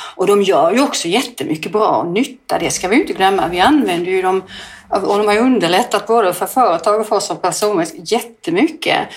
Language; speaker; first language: Swedish; native; Swedish